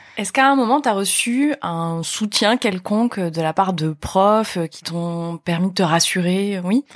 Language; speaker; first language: French; native; French